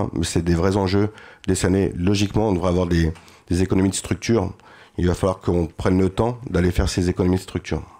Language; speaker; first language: French; native; French